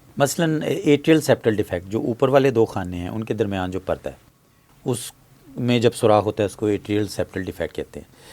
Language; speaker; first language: Urdu; native; Urdu